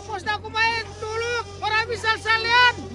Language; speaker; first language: Filipino; non-native, learner; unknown